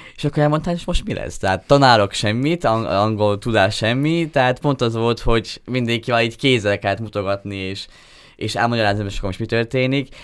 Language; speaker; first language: Hungarian; native; Hungarian